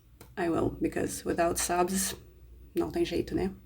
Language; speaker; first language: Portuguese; non-native, fluent; Russian